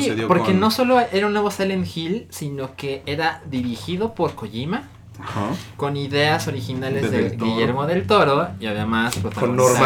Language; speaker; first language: Spanish; native; Spanish